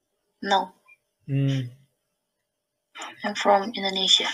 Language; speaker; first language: English; non-native, learner; Indonesian